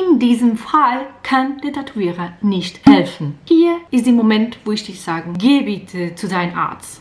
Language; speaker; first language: German; non-native, learner; Portuguese